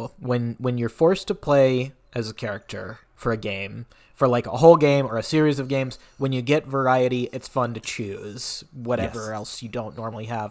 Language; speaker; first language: English; native; English